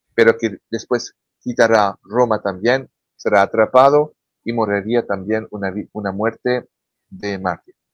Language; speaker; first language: Spanish; non-native, fluent; French